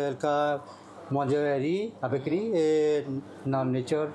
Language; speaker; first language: French; non-native, learner; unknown